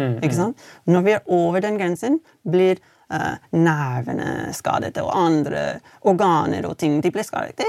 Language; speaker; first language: Swedish; non-native, fluent; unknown